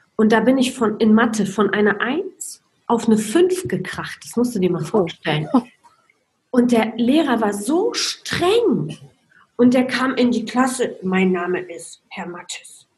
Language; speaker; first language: German; non-native, fluent; Polish